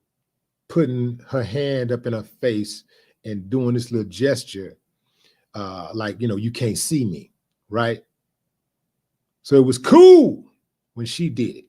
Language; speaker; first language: English; native; English